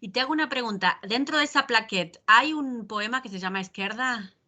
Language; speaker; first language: Spanish; native; Spanish